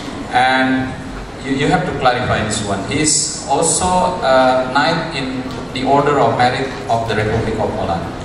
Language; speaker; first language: English; non-native, fluent; Indonesian